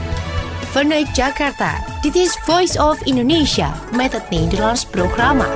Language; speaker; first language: Dutch; non-native, fluent; Indonesian